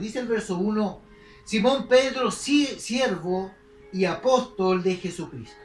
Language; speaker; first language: Spanish; native; Spanish